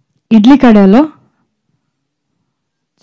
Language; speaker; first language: Telugu; non-native, fluent; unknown